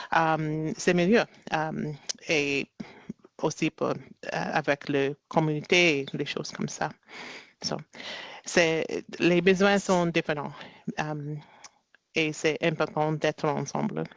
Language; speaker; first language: French; non-native, learner; English